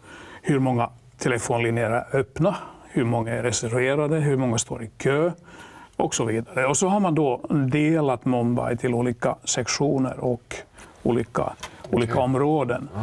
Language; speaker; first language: Swedish; non-native, local second language; Finnish